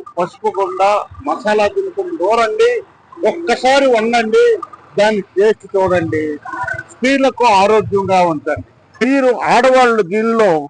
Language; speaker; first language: Telugu; native; Telugu